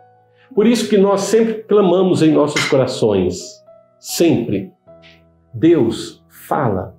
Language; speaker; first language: Portuguese; native; Portuguese